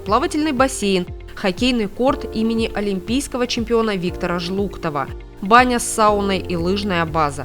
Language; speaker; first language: Russian; native; Russian